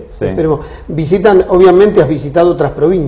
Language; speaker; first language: Spanish; native; Spanish